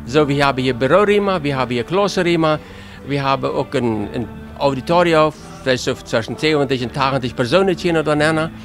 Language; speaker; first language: German; non-native, learner; Plautdietsch